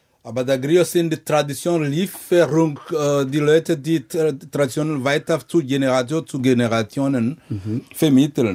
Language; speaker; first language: German; non-native, fluent; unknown